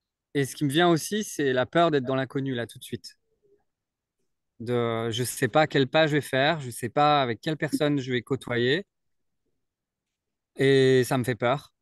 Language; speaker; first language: French; native; French